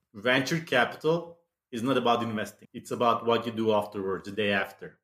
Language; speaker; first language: English; non-native, fluent; Turkish